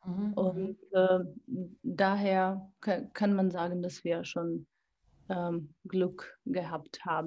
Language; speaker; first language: German; non-native, fluent; Georgian